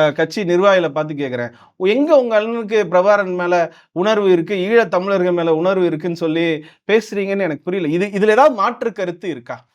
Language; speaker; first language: Tamil; non-native, local second language; Telugu